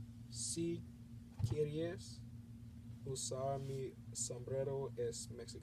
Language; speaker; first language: Spanish; non-native, learner; English